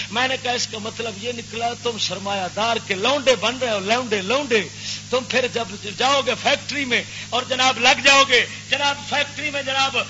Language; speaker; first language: Urdu; non-native, local second language; Punjabi